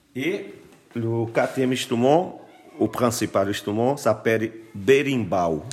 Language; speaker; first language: French; non-native, fluent; Portuguese